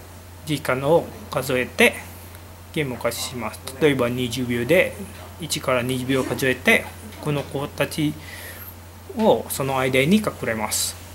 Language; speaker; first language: Japanese; non-native, learner; Indonesian